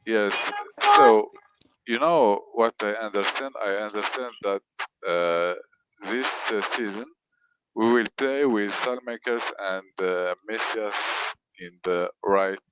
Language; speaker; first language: English; non-native, learner; French